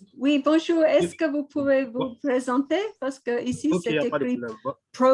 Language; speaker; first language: French; non-native, fluent; English